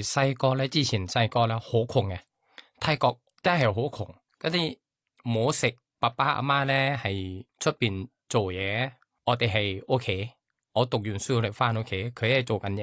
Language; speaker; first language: Cantonese; non-native, learner; Thai